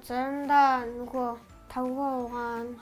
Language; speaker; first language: Mongolian; early bilingual, heritage; Mongolian